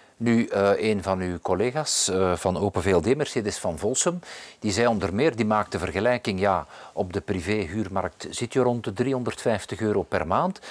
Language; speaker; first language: Dutch; native; Dutch